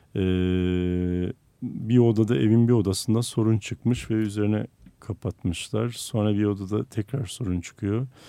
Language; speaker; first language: Turkish; non-native, local second language; Armenian